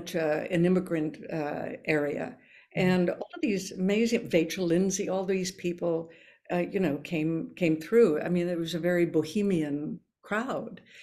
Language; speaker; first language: English; early bilingual, other home language; Norwegian